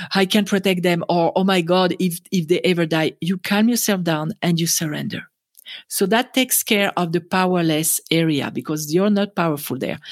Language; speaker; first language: English; non-native, fluent; French